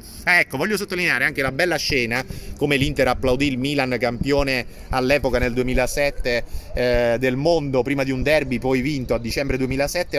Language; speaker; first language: Italian; native; Italian